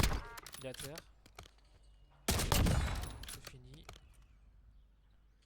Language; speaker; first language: French; native; French